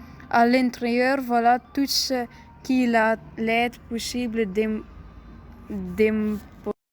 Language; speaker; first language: French; non-native, learner; Dutch